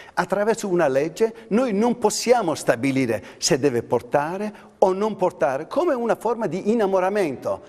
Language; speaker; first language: Italian; non-native, fluent; Persian